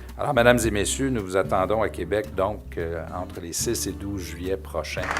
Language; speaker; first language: French; native; French